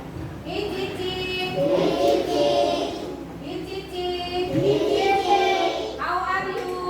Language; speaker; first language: English; non-native, learner; Indonesian